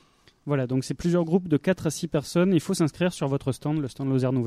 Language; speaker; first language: French; native; French